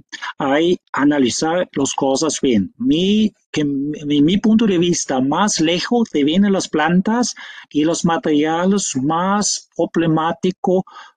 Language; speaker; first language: Spanish; non-native, fluent; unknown